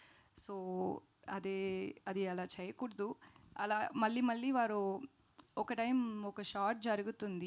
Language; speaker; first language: Telugu; non-native, local second language; Tamil